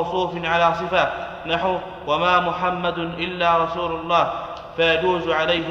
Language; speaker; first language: Arabic; native; Arabic